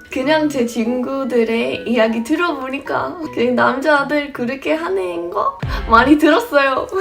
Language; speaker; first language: Korean; non-native, fluent; English